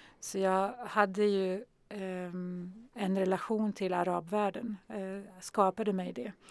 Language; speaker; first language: Swedish; early bilingual, other home language; Arabic